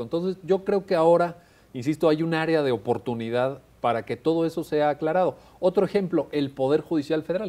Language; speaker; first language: Spanish; native; Spanish